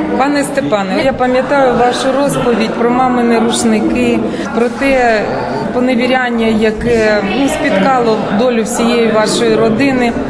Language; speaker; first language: Ukrainian; native; Ukrainian